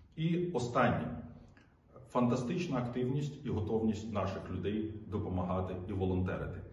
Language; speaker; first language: Ukrainian; native; Ukrainian